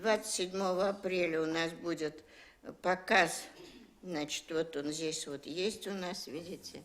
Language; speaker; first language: Russian; native; Russian